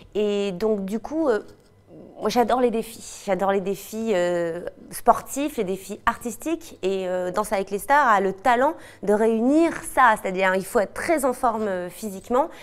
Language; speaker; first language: French; native; French